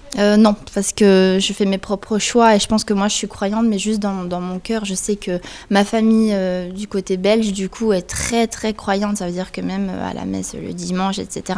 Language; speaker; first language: French; early bilingual, other home language; Spanish